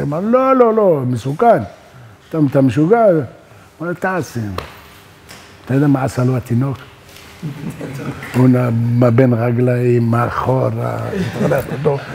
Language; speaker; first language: Hebrew; non-native, learner; French